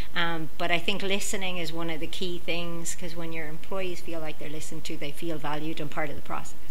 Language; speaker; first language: English; native; English